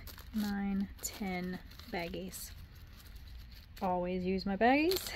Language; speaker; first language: English; native; English